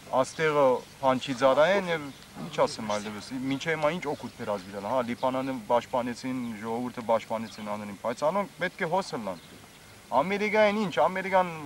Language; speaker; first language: Armenian; early bilingual, heritage; Armenian